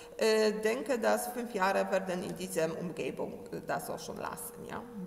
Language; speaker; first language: German; non-native, learner; Polish